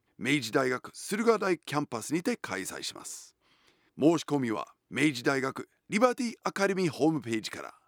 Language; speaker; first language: Japanese; non-native, fluent; English